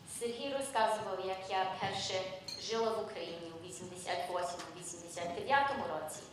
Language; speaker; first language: Ukrainian; early bilingual, heritage; English